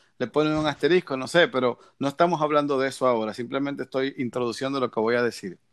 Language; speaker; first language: Spanish; native; Spanish